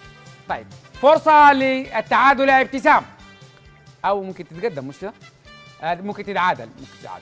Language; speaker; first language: Arabic; native; Arabic